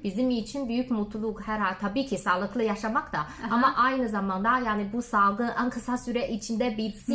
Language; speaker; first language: Turkish; non-native, learner; Chinese